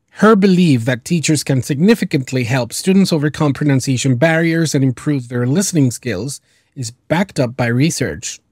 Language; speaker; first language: English; early bilingual, other home language; Spanish